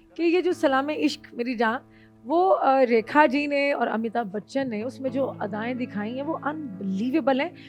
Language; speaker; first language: Urdu; non-native, local second language; Punjabi